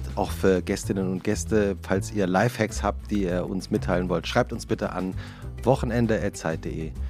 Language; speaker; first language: German; native; German